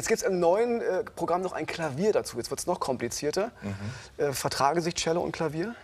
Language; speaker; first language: German; native; German